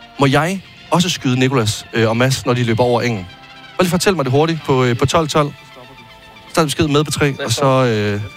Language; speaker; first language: Danish; native; Danish